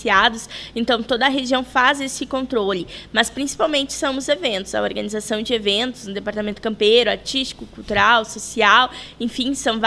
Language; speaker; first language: Portuguese; native; Portuguese